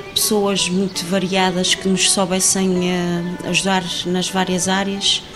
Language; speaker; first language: Portuguese; native; Portuguese